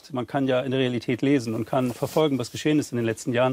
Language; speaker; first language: German; native; German